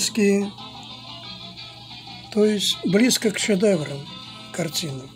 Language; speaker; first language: Russian; non-native, fluent; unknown